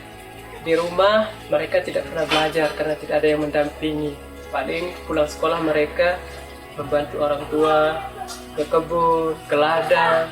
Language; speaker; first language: Indonesian; non-native, local second language; Sasak